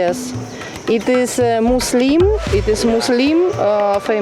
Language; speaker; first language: English; non-native, learner; Russian